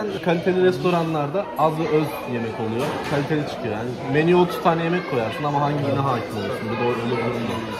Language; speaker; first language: Turkish; native; Turkish